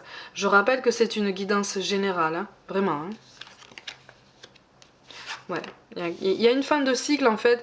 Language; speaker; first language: French; native; French